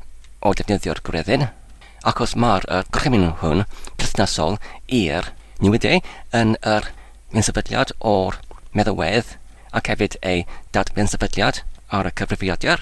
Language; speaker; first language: Welsh; non-native, learner; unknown